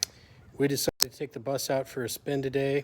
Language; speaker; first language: English; native; English